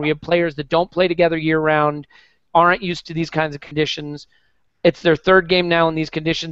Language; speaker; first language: English; native; English